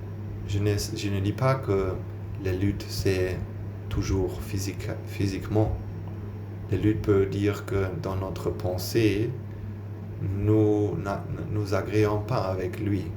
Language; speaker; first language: French; non-native, learner; German